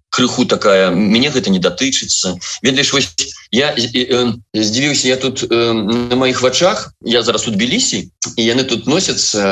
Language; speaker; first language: Belarusian; non-native, local second language; Russian